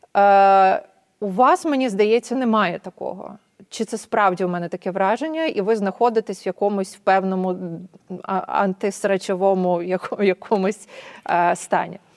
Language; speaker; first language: Ukrainian; native; Ukrainian